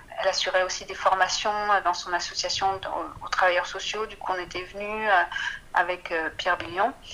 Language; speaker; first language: French; native; French